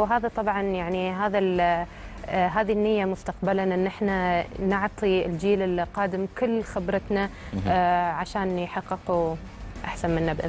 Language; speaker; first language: Arabic; native; Arabic